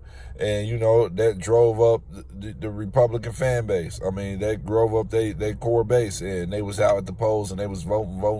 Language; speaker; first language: English; native; English